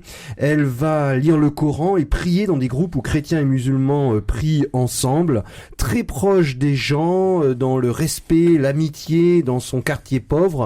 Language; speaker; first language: French; native; French